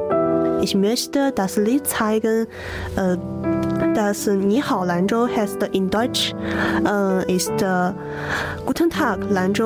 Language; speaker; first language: German; non-native, learner; Chinese